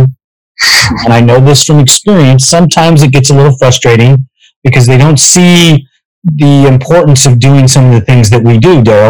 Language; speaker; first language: English; native; English